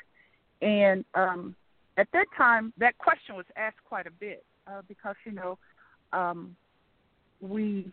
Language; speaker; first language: English; native; English